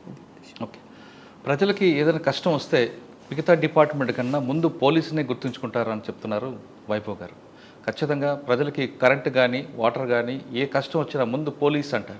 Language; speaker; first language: Telugu; native; Telugu